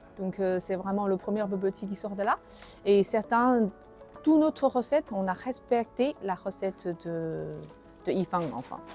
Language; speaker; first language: French; non-native, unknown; Chinese